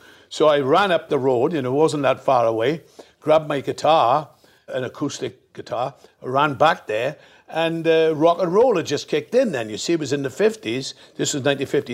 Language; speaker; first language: English; native; English